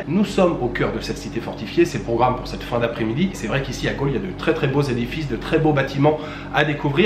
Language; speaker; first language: French; native; French